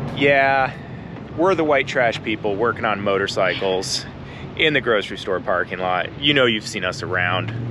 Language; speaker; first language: English; native; English